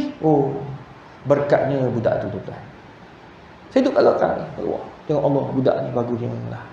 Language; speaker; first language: Malay; native; Malay